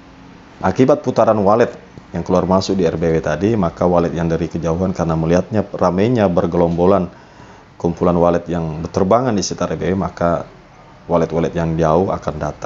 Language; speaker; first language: Indonesian; native; Indonesian